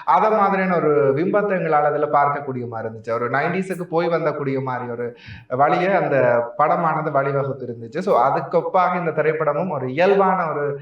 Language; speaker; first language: Tamil; native; Tamil